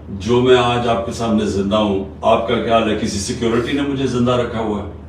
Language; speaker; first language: Urdu; native; Urdu